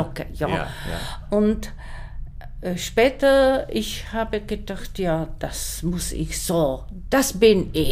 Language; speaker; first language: German; non-native, learner; Czech